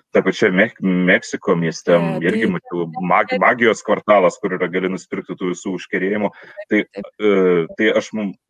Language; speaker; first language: Lithuanian; native; Lithuanian